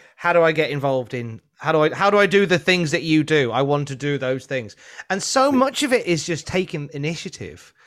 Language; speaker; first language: English; native; English